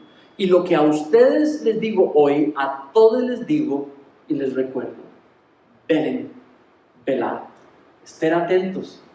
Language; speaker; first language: Spanish; native; Spanish